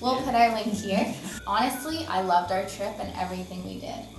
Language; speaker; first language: English; native; English